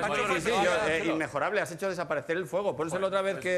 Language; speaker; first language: Spanish; native; Spanish